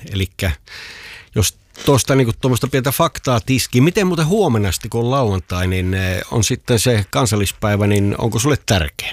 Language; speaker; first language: Finnish; native; Finnish